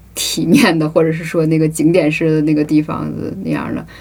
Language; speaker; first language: Chinese; native; Chinese